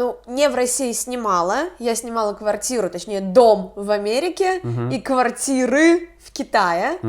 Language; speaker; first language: Russian; native; Russian